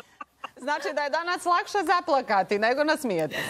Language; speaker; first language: Serbian; native; Serbian